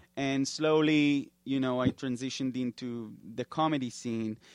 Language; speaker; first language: English; non-native, fluent; Hebrew